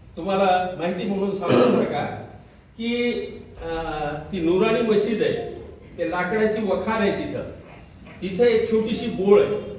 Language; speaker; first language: Marathi; non-native, local second language; Urdu